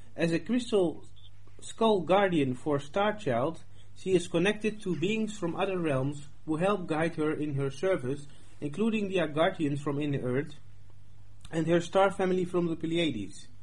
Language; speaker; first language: English; non-native, fluent; Dutch